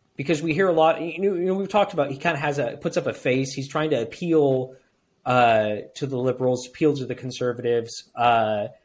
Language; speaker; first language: English; native; English